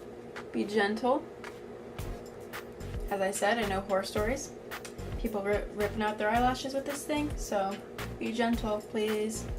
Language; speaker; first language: English; native; English